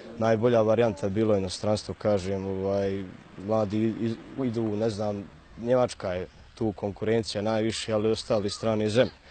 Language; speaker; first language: Bosnian; native; Bosnian